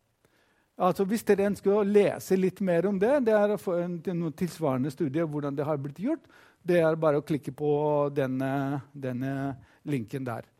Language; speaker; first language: Norwegian; non-native, fluent; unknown